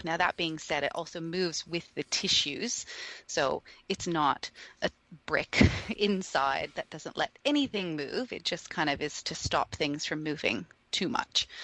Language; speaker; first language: English; native; English